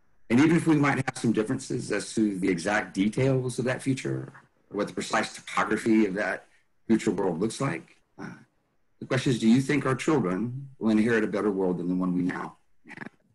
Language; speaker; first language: English; native; English